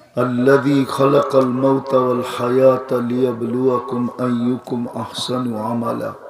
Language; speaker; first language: Arabic; non-native, fluent; Bangla